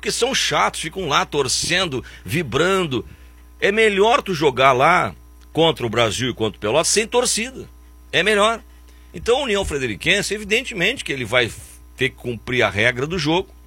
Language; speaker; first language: Portuguese; native; Portuguese